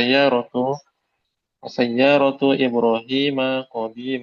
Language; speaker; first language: Arabic; non-native, learner; Indonesian